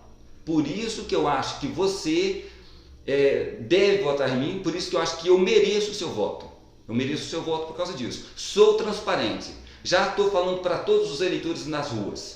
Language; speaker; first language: Portuguese; native; Portuguese